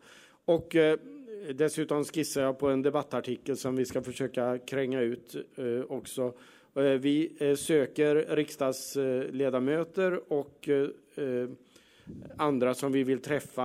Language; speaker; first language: Swedish; native; Swedish